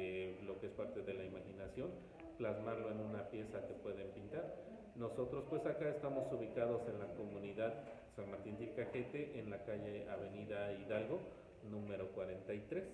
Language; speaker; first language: Spanish; native; Spanish